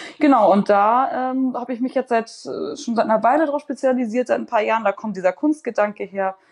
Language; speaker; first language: German; native; German